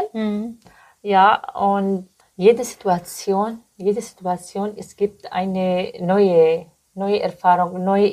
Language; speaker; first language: German; non-native, learner; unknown